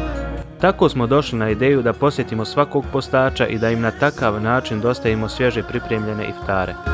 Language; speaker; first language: Bosnian; native; Bosnian